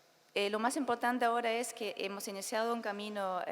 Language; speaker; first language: Spanish; non-native, fluent; German